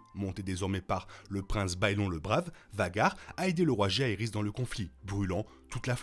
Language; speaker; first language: French; native; French